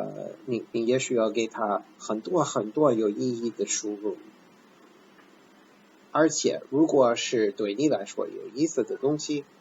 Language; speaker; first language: Chinese; non-native, fluent; English